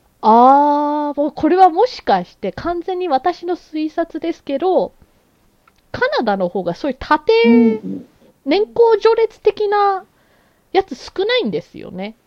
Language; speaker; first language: Japanese; native; Japanese